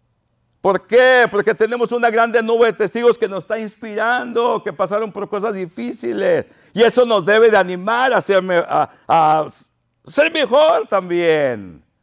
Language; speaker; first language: Spanish; native; Spanish